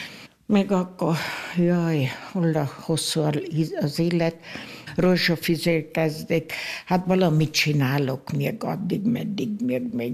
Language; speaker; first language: Hungarian; non-native, local second language; German